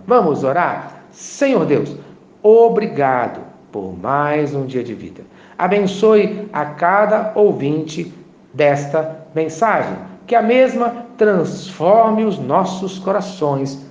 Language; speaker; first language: Portuguese; native; Portuguese